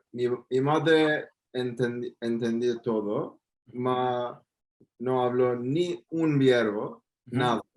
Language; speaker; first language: Spanish; non-native, fluent; Turkish